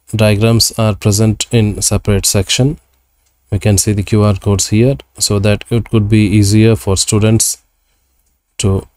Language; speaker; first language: English; non-native, local second language; Kannada